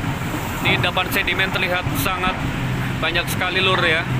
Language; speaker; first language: Indonesian; non-native, local second language; Javanese